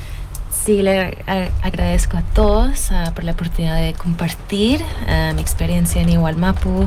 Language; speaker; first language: Spanish; early bilingual, heritage; Spanish